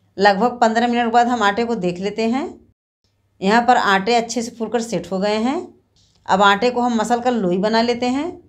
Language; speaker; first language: Hindi; native; Hindi